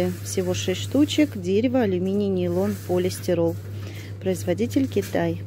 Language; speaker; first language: Russian; native; Russian